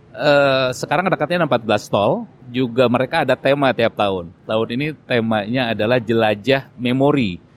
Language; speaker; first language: Indonesian; native; Indonesian